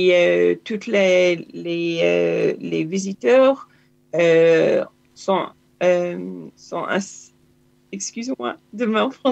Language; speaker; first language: French; non-native, learner; Hebrew